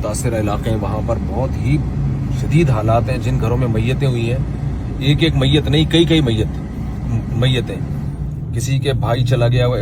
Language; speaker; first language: Urdu; native; Urdu